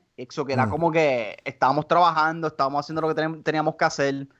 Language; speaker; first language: Spanish; non-native, local second language; English